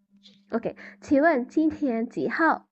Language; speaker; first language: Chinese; non-native, fluent; Bangla